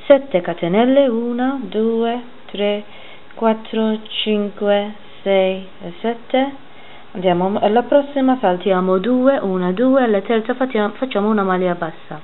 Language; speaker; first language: Italian; non-native, fluent; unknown